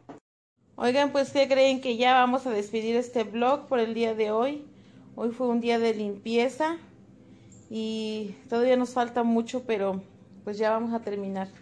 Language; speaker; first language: Spanish; native; Spanish